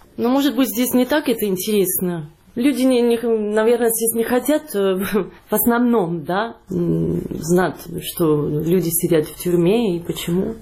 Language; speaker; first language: Russian; non-native, fluent; Catalan